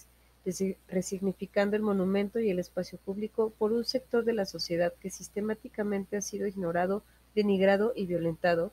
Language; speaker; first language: Spanish; native; Spanish